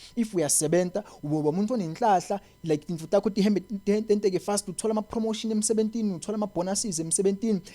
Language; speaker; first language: Zulu; non-native, local second language; Swati